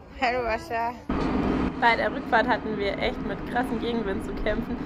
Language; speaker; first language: German; native; German